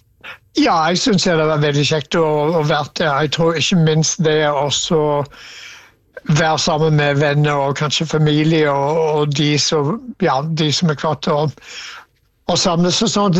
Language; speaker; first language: Norwegian; non-native, fluent; English